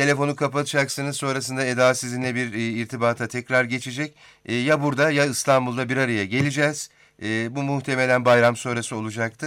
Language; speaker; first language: Turkish; native; Turkish